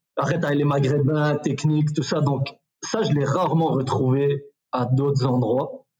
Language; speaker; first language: French; early bilingual, other home language; Arabic